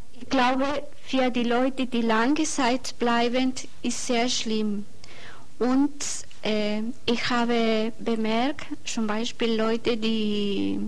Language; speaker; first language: German; non-native, learner; Spanish